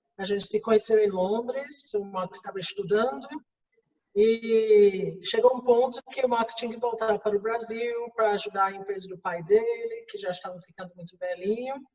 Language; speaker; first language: Portuguese; non-native, fluent; English